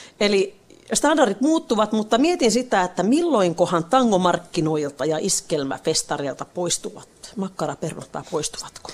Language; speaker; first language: Finnish; native; Finnish